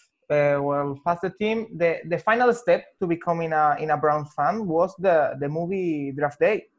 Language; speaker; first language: English; non-native, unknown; Spanish